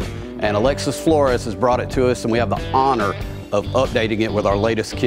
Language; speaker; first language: English; native; English